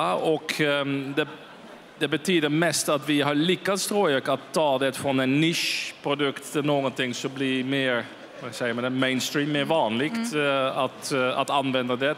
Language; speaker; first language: Swedish; non-native, fluent; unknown